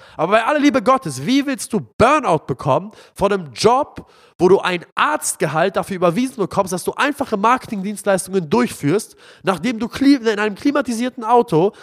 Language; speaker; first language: German; non-native, fluent; Arabic